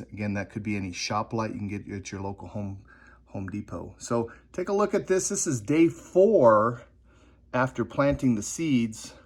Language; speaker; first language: English; native; English